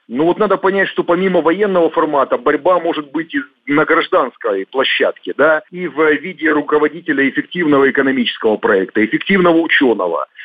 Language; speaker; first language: Russian; native; Russian